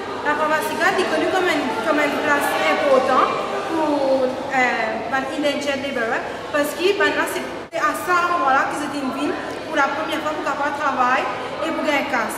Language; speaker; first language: French; non-native, local second language; Morisyen